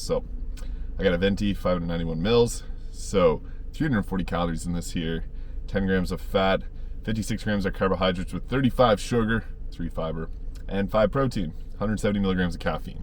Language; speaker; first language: English; native; English